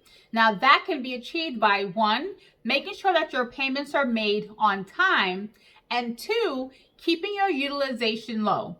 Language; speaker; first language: English; native; English